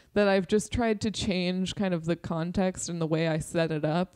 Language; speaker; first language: English; native; English